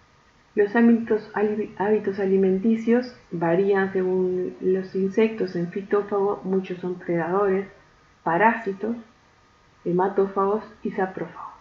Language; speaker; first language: Spanish; native; Spanish